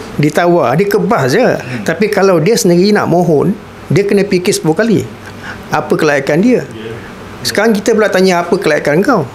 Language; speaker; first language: Malay; native; Malay